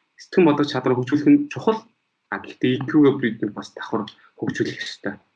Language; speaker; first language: Mongolian; early bilingual, heritage; Mongolian